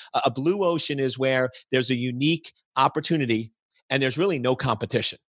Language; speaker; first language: English; native; English